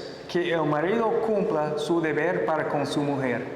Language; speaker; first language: Spanish; non-native, fluent; English